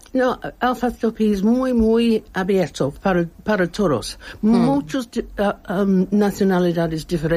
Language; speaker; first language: Spanish; non-native, learner; English